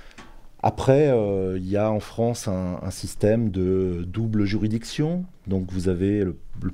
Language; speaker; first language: French; native; French